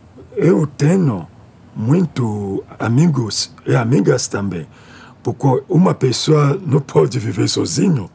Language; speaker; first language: Portuguese; non-native, learner; Lingala